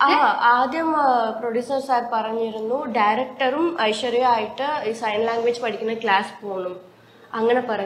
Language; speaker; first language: Malayalam; non-native, learner; Tamil